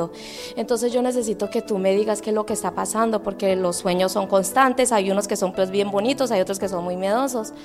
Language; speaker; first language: Spanish; native; Spanish